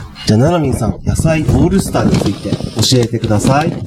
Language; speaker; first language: Japanese; native; Japanese